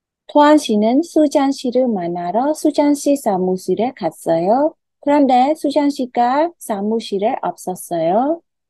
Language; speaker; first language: Korean; non-native, fluent; Khmer